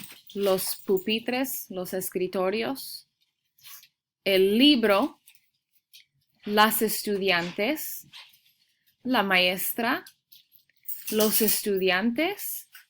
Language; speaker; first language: Spanish; early bilingual, heritage; Spanish